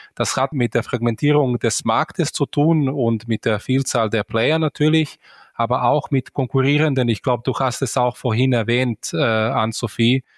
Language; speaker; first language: German; native; German